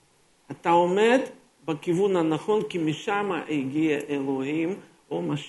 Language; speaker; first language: Hebrew; non-native, fluent; Russian